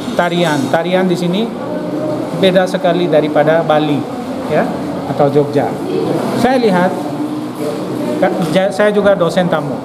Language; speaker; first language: Indonesian; non-native, fluent; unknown